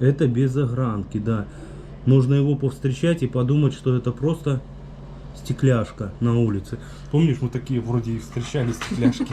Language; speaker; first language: Russian; native; Russian